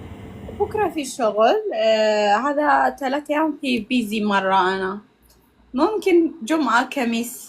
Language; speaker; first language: Arabic; non-native, learner; Amharic